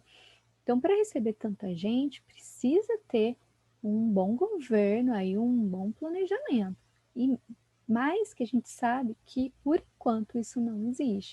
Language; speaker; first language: Portuguese; native; Portuguese